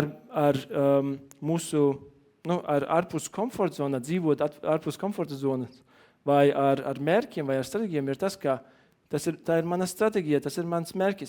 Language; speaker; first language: Latvian; non-native, learner; German